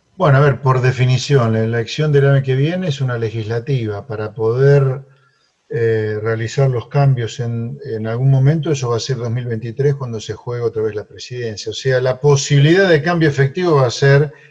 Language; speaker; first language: Spanish; native; Spanish